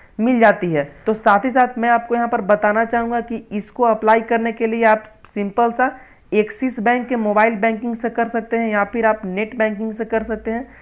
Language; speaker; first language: Hindi; native; Hindi